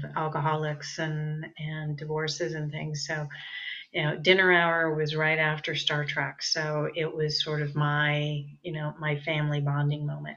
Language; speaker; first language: English; native; English